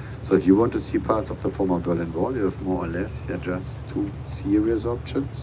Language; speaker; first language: English; non-native, fluent; German